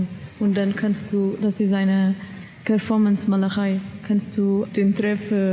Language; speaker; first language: German; non-native, learner; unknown